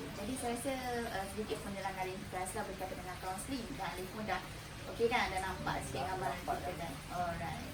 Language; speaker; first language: Malay; native; Malay